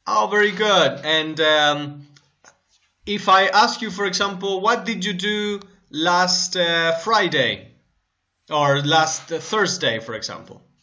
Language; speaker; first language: English; non-native, fluent; Spanish